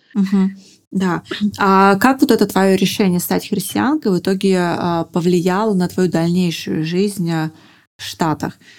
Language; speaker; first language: Russian; native; Russian